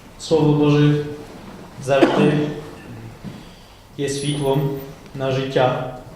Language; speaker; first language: Ukrainian; non-native, fluent; Polish